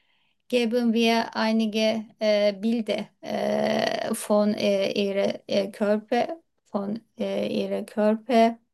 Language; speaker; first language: German; non-native, learner; Turkish